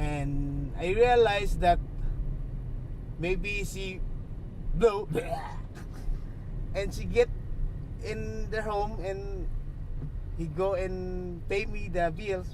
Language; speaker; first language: English; non-native, learner; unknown